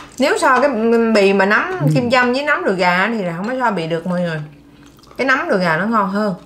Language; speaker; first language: Vietnamese; native; Vietnamese